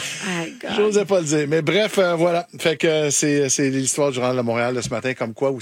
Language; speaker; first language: French; native; French